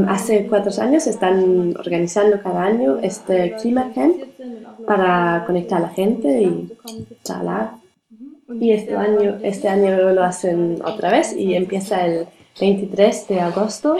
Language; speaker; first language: Spanish; non-native, learner; German